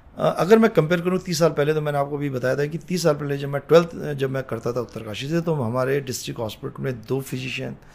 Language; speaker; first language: Hindi; native; Hindi